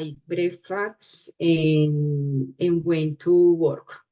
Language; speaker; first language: English; non-native, learner; Spanish